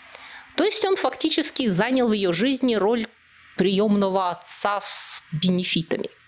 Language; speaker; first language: Russian; native; Russian